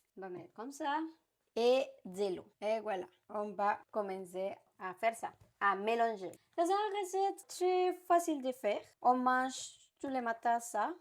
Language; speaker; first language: French; non-native, learner; Spanish